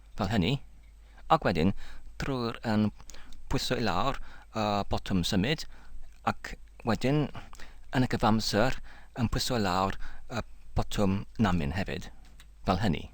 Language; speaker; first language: Welsh; non-native, learner; English